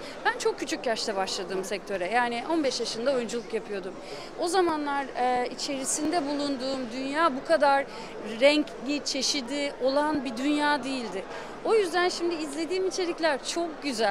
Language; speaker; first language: Turkish; native; Turkish